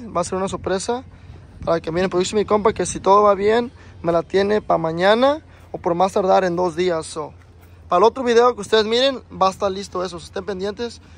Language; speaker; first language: Spanish; early bilingual, heritage; Spanish